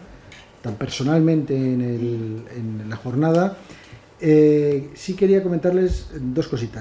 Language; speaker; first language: Spanish; native; Spanish